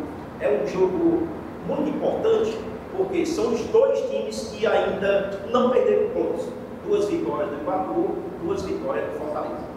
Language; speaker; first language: Portuguese; native; Portuguese